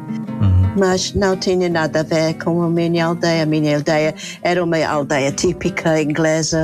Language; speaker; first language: Portuguese; non-native, fluent; English